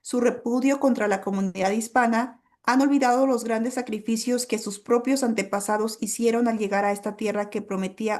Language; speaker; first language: Spanish; native; Spanish